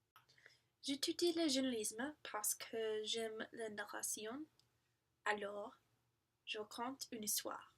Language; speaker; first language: French; non-native, learner; English